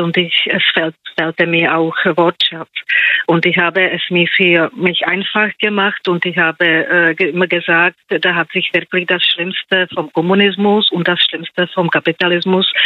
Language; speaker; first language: German; non-native, fluent; Czech